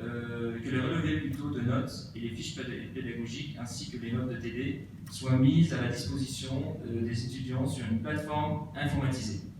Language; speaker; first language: French; native; French